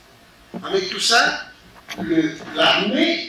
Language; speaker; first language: French; non-native, fluent; Spanish